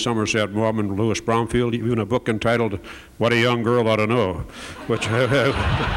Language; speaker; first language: English; native; English